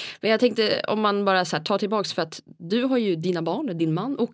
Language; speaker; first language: Swedish; native; Swedish